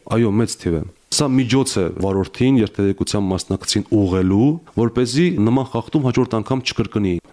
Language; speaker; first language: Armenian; native; Armenian